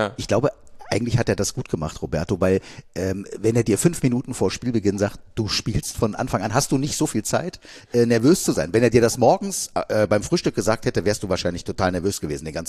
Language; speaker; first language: German; native; German